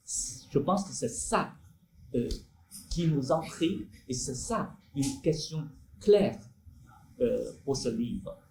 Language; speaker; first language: French; non-native, fluent; Chinese